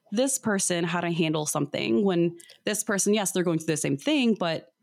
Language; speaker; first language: English; early bilingual, other home language; Filipino